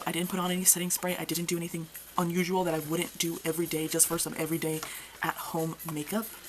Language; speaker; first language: English; native; English